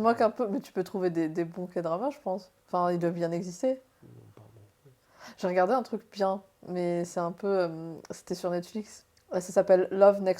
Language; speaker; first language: French; native; French